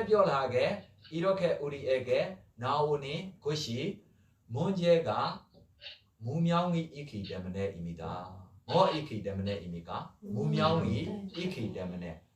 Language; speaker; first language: Korean; non-native, learner; Burmese